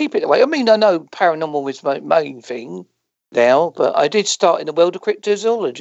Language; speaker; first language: English; native; English